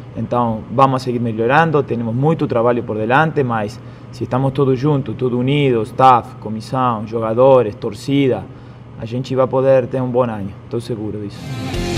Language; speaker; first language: Portuguese; non-native, fluent; Spanish